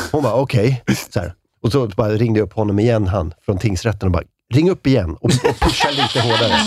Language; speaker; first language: Swedish; native; Swedish